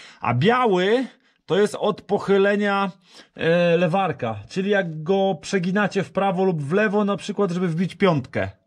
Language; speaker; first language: Polish; native; Polish